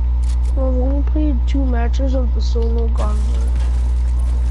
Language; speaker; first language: English; native; English